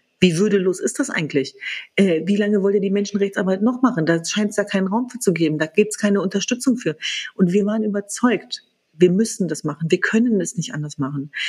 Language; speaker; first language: German; early bilingual, other home language; Kurdish